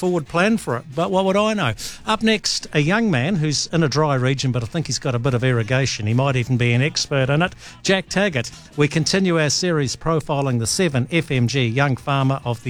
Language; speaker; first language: English; native; English